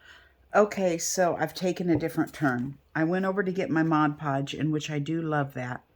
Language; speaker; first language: English; native; English